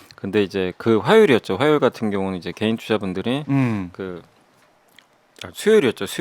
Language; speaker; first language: Korean; native; Korean